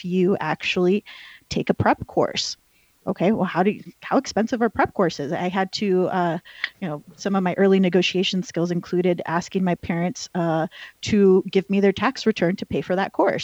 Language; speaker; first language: English; early bilingual, other home language; Spanish